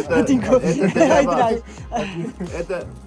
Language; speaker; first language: Russian; non-native, learner; Armenian